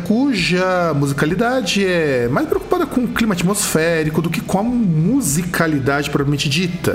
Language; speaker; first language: Portuguese; native; Portuguese